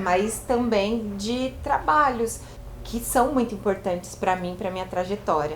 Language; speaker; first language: Portuguese; native; Portuguese